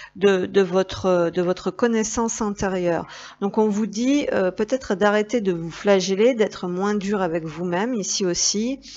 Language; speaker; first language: French; native; French